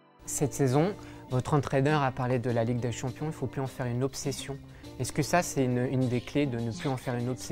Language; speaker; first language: French; native; French